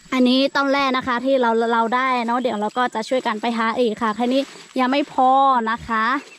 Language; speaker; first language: Thai; non-native, local second language; Lahu